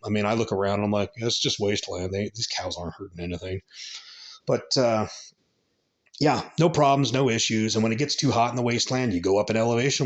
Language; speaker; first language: English; native; English